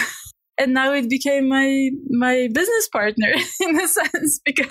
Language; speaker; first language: English; non-native, fluent; Bulgarian